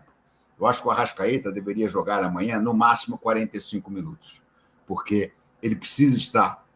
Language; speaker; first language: Portuguese; native; Portuguese